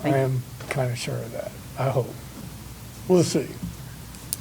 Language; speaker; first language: English; native; English